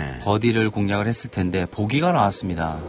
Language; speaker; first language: Korean; native; Korean